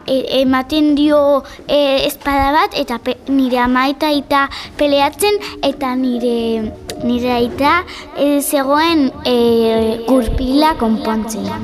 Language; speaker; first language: Basque; non-native, local second language; Spanish